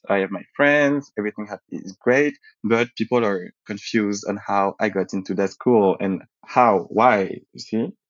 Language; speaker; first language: English; early bilingual, other home language; French